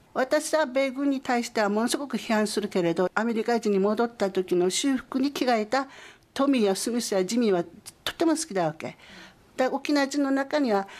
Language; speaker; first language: Japanese; native; Japanese